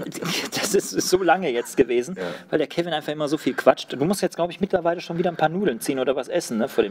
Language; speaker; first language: German; native; German